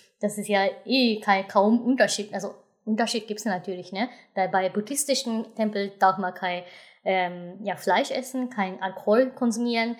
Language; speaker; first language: German; non-native, fluent; Japanese